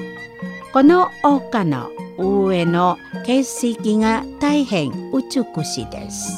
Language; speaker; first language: Japanese; non-native, fluent; Indonesian